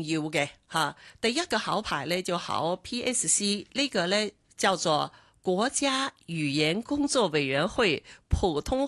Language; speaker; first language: Cantonese; non-native, local second language; Chinese